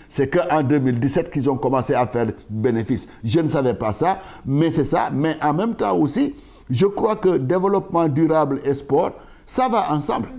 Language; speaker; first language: French; non-native, local second language; Wolof